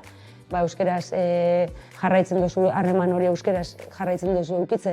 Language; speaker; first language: Basque; native; Basque